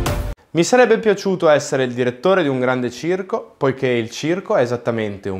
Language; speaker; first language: Italian; native; Italian